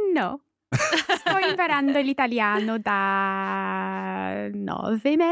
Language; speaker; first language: Italian; non-native, learner; English